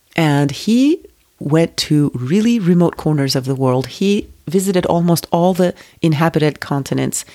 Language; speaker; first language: English; non-native, fluent; Turkish